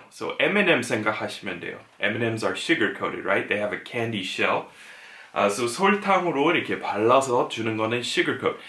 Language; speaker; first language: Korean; non-native, fluent; English